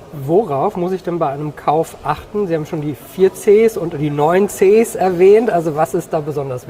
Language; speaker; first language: German; native; German